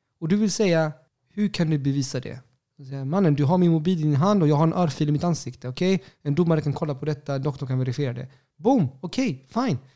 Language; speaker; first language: Swedish; early bilingual, other home language; Spanish